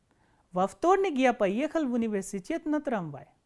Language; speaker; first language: Russian; non-native, fluent; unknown